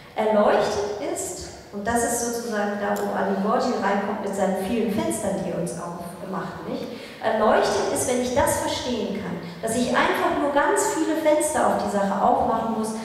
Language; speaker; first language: German; native; German